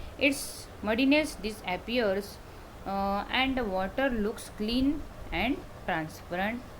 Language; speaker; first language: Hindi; non-native, local second language; Marathi